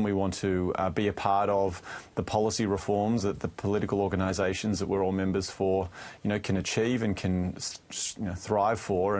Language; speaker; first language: English; native; English